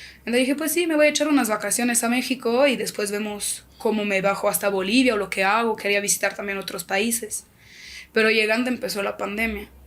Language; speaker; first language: Spanish; non-native, fluent; French